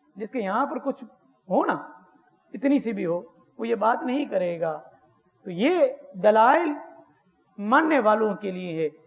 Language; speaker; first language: Urdu; non-native, local second language; Memoni